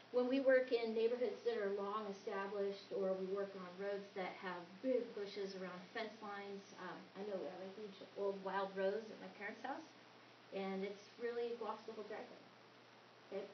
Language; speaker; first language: English; native; English